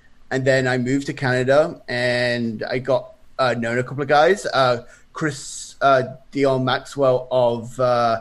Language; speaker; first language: English; native; English